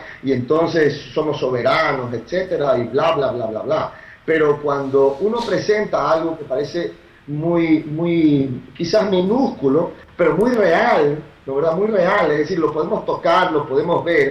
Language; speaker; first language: Spanish; native; Spanish